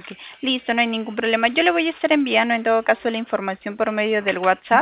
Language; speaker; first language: Spanish; native; Spanish